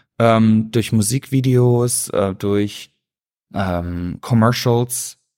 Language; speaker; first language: German; native; German